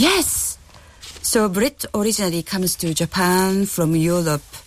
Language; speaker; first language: English; non-native, fluent; Japanese